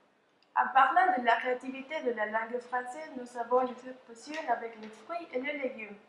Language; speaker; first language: French; non-native, learner; Spanish